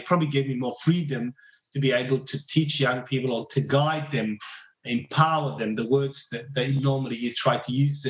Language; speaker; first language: English; non-native, fluent; Somali